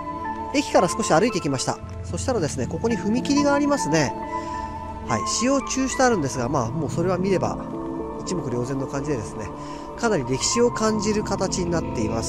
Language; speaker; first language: Japanese; native; Japanese